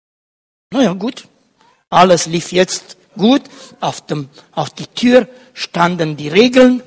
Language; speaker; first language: German; non-native, fluent; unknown